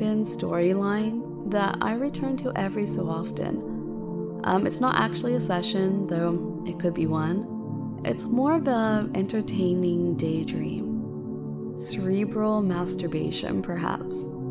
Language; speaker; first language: English; native; English